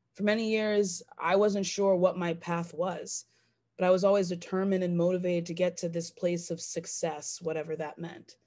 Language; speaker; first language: English; native; English